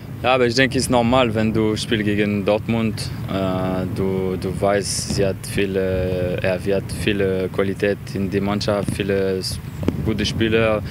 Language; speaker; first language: German; non-native, learner; French